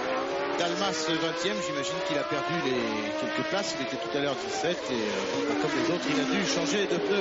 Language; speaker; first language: French; native; French